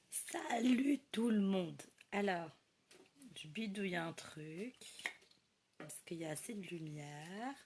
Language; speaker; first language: French; native; French